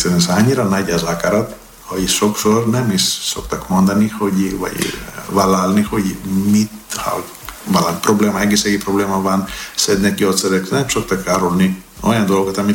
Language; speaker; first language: Hungarian; non-native, fluent; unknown